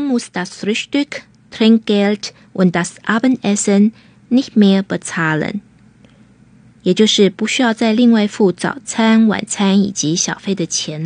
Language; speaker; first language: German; non-native, fluent; Chinese